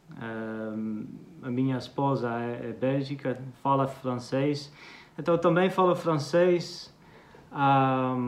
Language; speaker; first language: Portuguese; non-native, fluent; Dutch